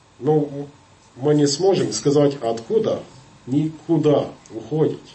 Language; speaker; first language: Russian; non-native, fluent; English